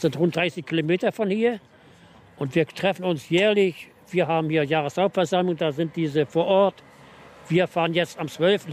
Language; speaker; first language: German; native; German